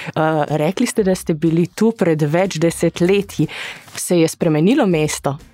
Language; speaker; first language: Slovenian; early bilingual, heritage; Slovenian